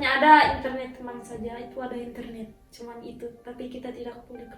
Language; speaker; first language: Indonesian; early bilingual, heritage; Indonesian